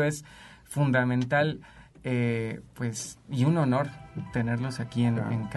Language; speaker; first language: Spanish; native; Spanish